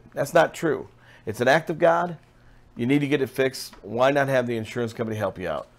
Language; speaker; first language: English; native; English